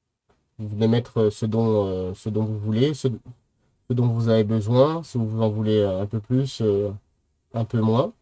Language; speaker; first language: French; native; French